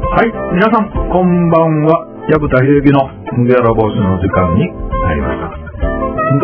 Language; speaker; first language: Japanese; native; Japanese